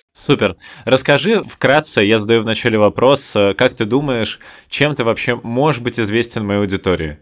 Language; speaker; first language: Russian; native; Russian